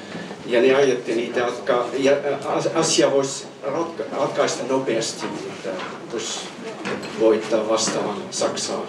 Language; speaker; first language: Finnish; non-native, fluent; French